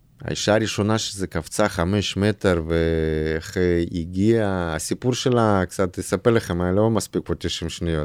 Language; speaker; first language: Hebrew; non-native, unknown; Russian